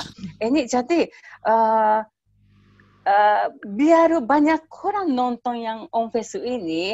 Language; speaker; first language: Indonesian; non-native, fluent; Japanese